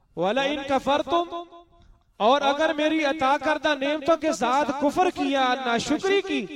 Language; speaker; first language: Urdu; non-native, local second language; Punjabi